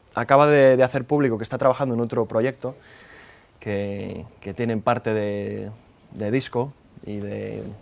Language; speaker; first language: Spanish; native; Spanish